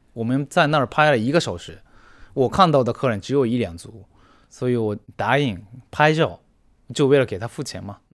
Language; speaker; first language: Chinese; non-native, fluent; Japanese